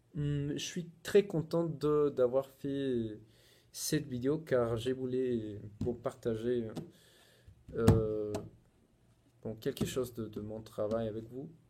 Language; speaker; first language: French; non-native, fluent; Spanish